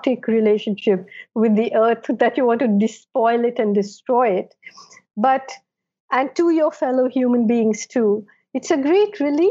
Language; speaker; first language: English; non-native, local second language; Malayalam